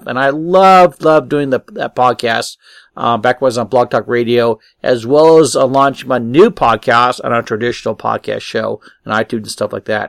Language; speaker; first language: English; native; English